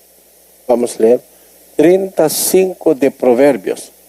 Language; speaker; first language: Portuguese; non-native, learner; Filipino